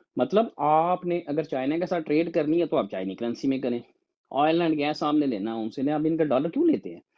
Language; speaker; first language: Urdu; native; Urdu